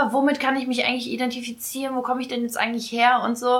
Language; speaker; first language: German; early bilingual, other home language; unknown